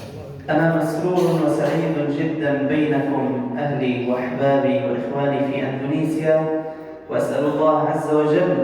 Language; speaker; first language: Arabic; native; Arabic